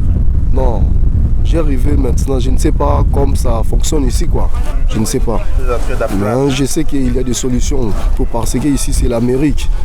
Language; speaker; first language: French; non-native, learner; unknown